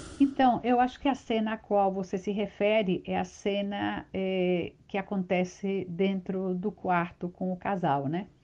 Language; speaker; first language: Portuguese; non-native, fluent; Spanish